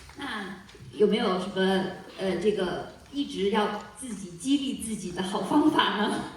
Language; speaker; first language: Chinese; native; Chinese